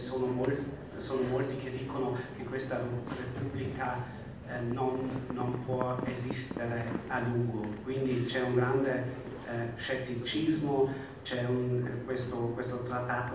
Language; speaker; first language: Italian; non-native, fluent; German